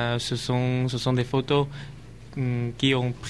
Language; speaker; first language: French; non-native, learner; Chinese